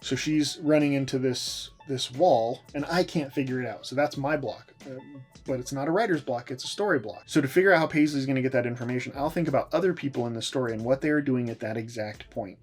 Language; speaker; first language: English; native; English